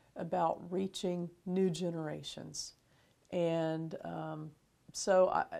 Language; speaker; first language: English; native; English